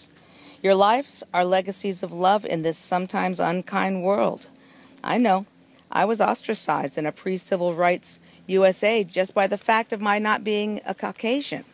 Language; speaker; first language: English; native; English